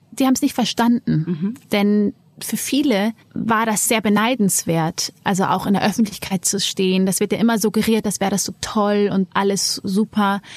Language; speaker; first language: German; early bilingual, other home language; Amharic